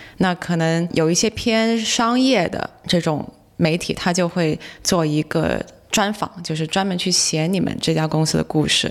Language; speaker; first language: Chinese; non-native, local second language; Cantonese